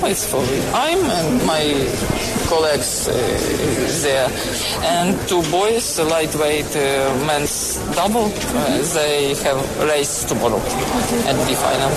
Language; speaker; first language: English; non-native, learner; Ukrainian